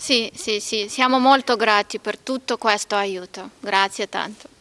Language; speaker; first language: Italian; non-native, learner; Ukrainian